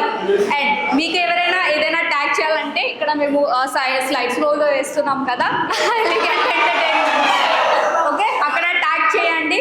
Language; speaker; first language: Telugu; non-native, fluent; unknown